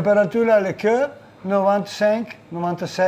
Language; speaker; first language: French; non-native, learner; Italian